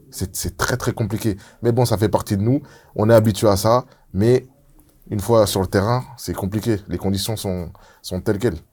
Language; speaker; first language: French; early bilingual, other home language; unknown